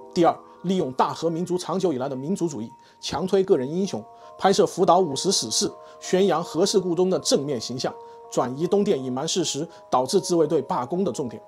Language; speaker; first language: Chinese; native; Chinese